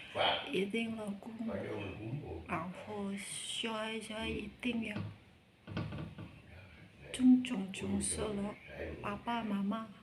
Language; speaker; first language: Chinese; non-native, learner; Indonesian